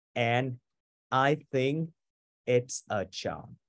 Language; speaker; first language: English; non-native, fluent; Vietnamese